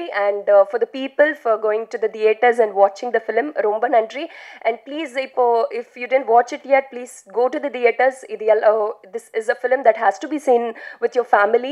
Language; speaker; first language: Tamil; non-native, learner; Telugu